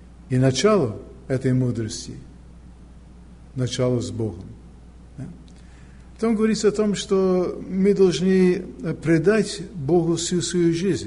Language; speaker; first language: Russian; non-native, fluent; English